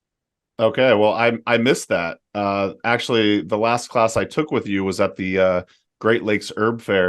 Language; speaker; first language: English; native; English